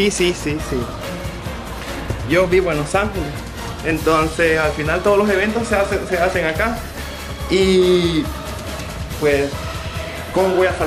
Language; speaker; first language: Spanish; early bilingual, other home language; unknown